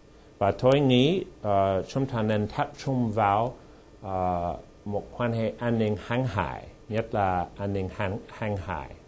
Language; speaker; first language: Vietnamese; non-native, fluent; English